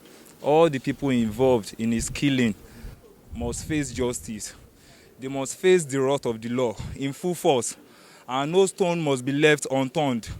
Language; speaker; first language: English; non-native, local second language; Yoruba